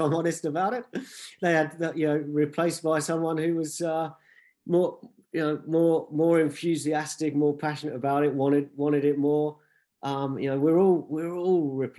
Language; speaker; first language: English; native; English